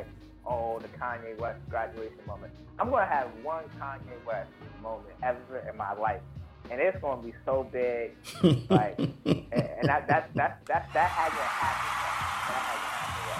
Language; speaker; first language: English; native; English